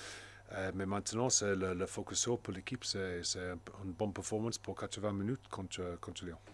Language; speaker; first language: French; non-native, learner; English